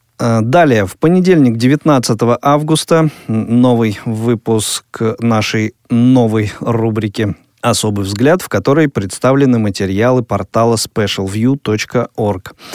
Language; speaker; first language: Russian; native; Russian